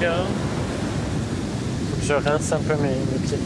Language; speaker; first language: French; native; French